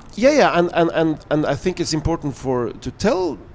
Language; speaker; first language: English; non-native, fluent; Norwegian